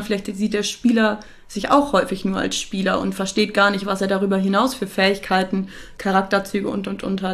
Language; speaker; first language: German; native; German